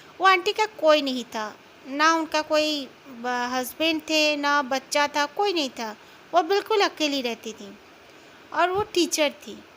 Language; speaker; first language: Hindi; non-native, local second language; Bangla